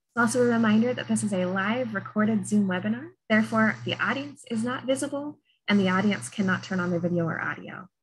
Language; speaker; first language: English; native; English